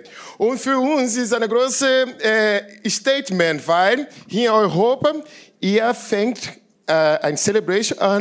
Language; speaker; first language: German; non-native, learner; Portuguese